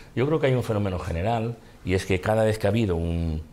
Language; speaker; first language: Spanish; non-native, local second language; Catalan